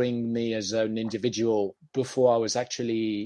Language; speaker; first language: English; non-native, fluent; French